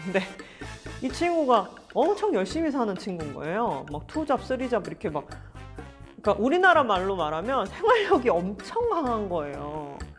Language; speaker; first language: Korean; native; Korean